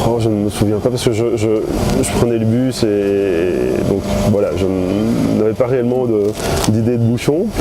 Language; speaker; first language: French; native; French